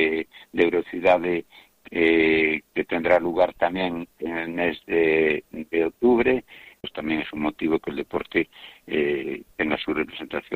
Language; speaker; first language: Spanish; native; Spanish